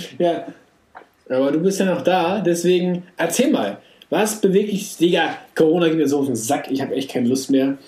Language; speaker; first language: German; native; German